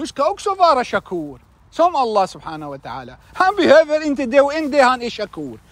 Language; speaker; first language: Swedish; non-native, fluent; Arabic